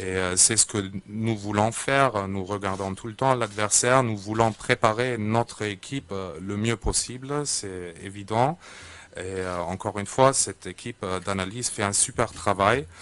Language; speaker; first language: French; native; French